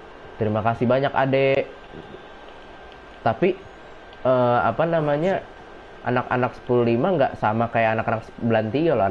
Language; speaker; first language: Indonesian; native; Indonesian